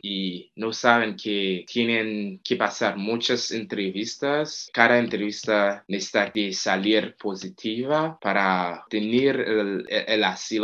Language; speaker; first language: Spanish; non-native, fluent; Haitian Creole